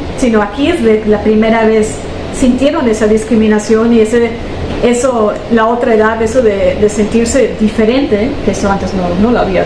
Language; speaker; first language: Spanish; early bilingual, heritage; German